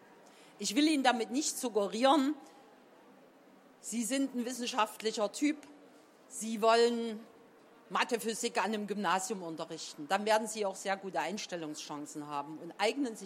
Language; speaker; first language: German; native; German